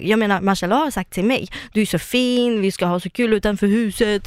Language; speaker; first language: Swedish; non-native, fluent; Russian